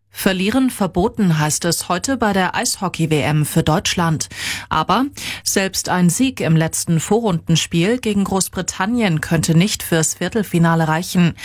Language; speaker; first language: German; native; German